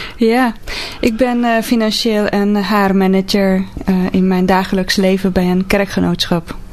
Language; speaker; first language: Dutch; non-native, fluent; Hungarian